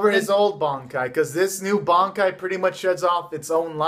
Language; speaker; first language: English; native; English